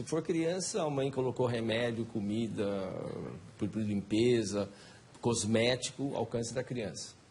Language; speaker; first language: Portuguese; non-native, fluent; Chinese